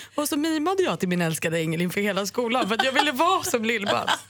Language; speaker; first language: Swedish; native; Swedish